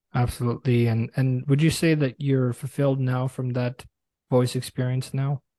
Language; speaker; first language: English; native; English